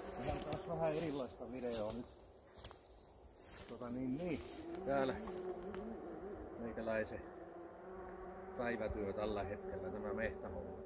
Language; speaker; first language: Finnish; native; Finnish